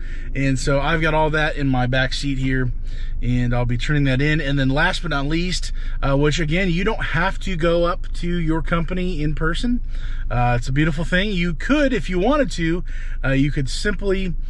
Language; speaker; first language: English; native; English